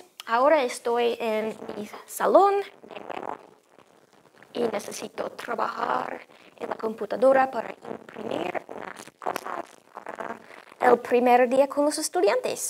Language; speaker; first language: Spanish; non-native, fluent; English